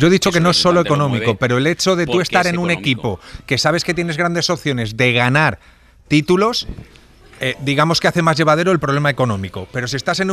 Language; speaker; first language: Spanish; native; Spanish